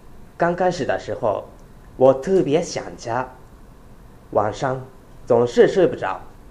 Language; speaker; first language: Chinese; non-native, fluent; Japanese